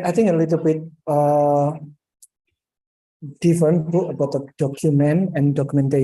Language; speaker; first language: English; non-native, learner; Indonesian